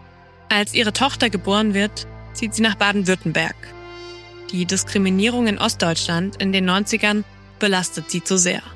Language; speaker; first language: German; native; German